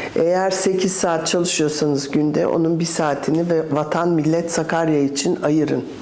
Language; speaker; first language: Turkish; early bilingual, other home language; English